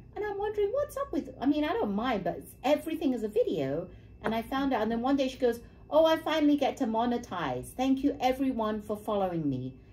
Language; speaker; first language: English; native; English